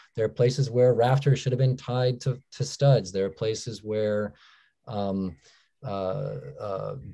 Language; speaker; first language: English; native; English